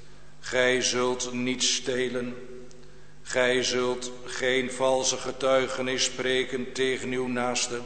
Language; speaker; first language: Dutch; native; Dutch